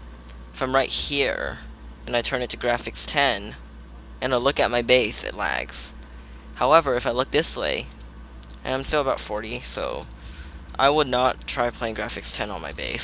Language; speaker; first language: English; native; English